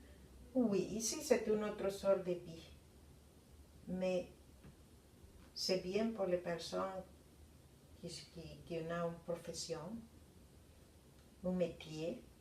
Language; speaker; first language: French; non-native, fluent; Spanish